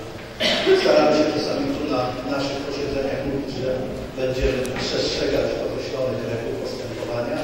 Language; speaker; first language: Polish; native; Polish